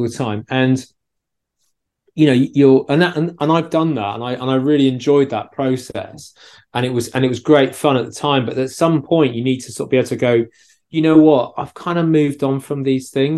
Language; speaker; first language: English; native; English